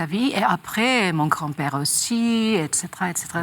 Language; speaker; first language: French; non-native, learner; Japanese